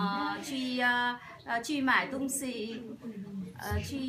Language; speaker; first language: Chinese; non-native, learner; Vietnamese